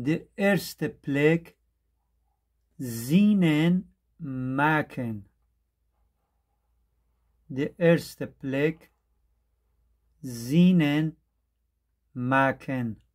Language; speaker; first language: Dutch; non-native, fluent; Persian